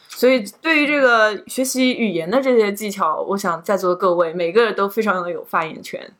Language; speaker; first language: Chinese; native; Chinese